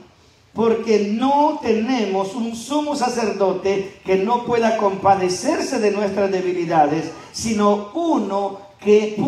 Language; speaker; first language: Spanish; native; Spanish